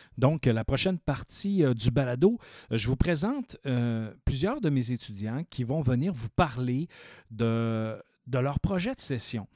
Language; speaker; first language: French; native; French